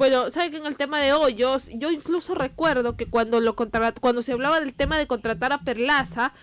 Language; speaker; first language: Spanish; native; Spanish